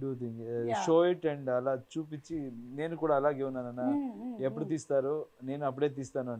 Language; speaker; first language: Telugu; non-native, fluent; Kannada